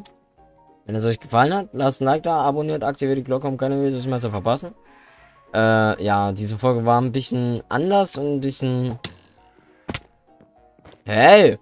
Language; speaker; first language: German; native; German